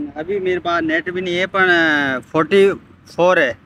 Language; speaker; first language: Hindi; native; Hindi